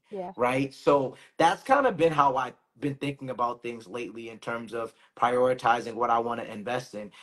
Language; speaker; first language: English; native; English